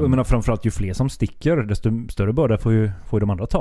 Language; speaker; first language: Swedish; native; Swedish